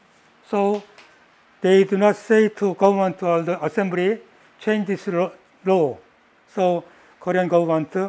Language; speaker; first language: English; non-native, learner; Korean